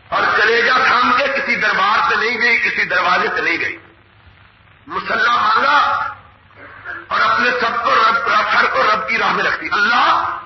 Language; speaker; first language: Urdu; non-native, local second language; Punjabi